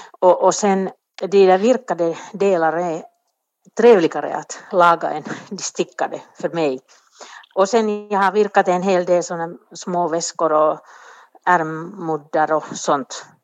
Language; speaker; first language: Swedish; non-native, local second language; Finnish